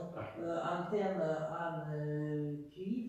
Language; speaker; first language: French; non-native, fluent; Russian